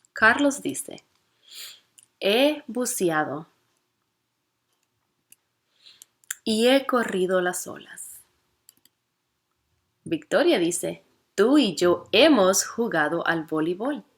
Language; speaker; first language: Spanish; non-native, fluent; English